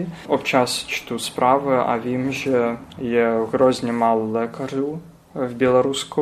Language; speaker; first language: Czech; non-native, learner; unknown